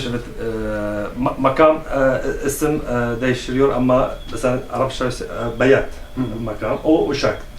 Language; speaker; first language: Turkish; non-native, learner; Arabic